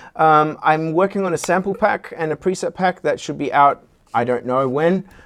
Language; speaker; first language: English; native; English